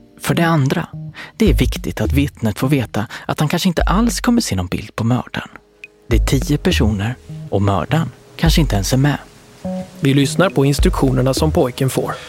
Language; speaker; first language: Swedish; native; Swedish